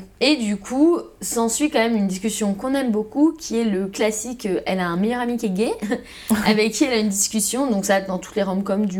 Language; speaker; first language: French; native; French